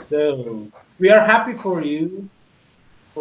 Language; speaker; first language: English; non-native, learner; Persian